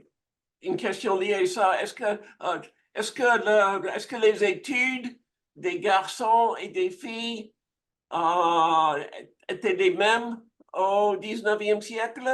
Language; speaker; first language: French; non-native, fluent; English